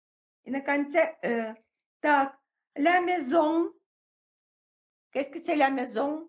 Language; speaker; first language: French; non-native, fluent; Russian